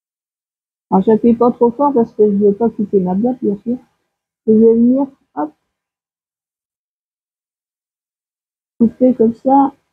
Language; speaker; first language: French; native; French